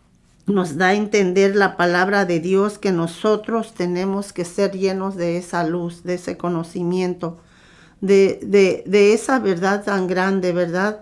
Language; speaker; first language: Spanish; native; Spanish